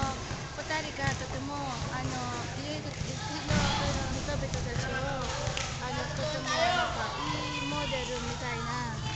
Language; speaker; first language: Japanese; non-native, learner; Filipino